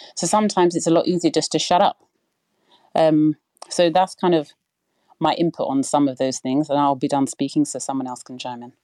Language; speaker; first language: English; native; English